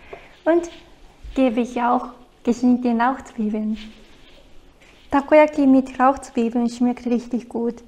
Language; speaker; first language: German; non-native, fluent; Japanese